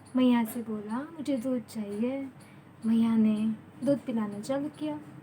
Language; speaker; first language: Hindi; non-native, local second language; Marathi